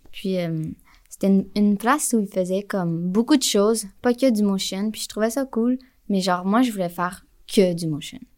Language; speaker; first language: French; native; French